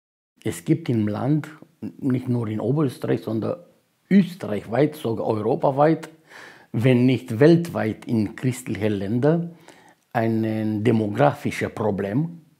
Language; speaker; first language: German; non-native, fluent; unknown